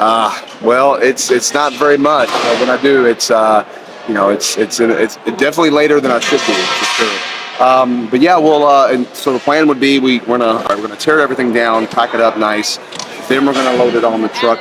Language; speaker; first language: English; native; English